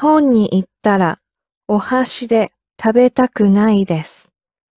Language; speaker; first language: Japanese; non-native, learner; English